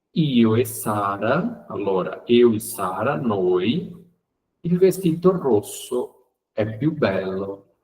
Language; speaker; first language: Italian; non-native, fluent; Portuguese